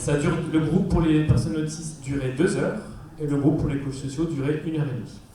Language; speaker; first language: French; native; French